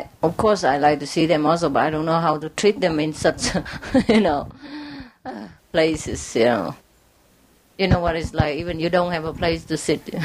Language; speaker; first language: English; non-native, fluent; Vietnamese